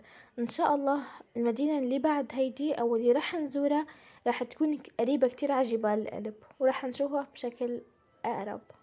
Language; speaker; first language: Arabic; native; Arabic